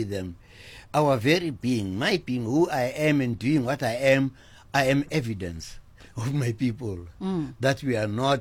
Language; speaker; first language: English; non-native, local second language; Zulu